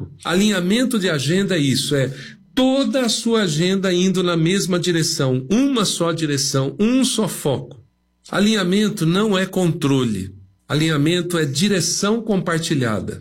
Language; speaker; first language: Portuguese; native; Portuguese